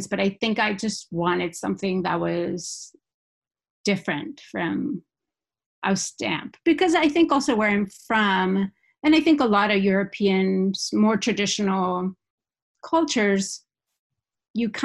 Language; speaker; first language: English; non-native, fluent; Spanish